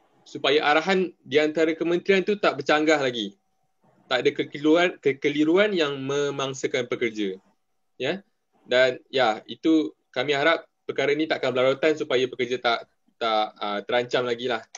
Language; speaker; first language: Malay; native; Malay